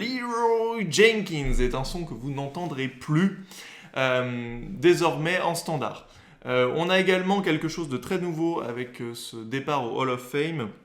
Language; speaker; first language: French; native; French